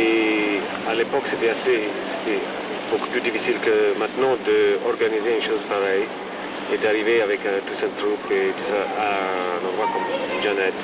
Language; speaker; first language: French; non-native, fluent; Italian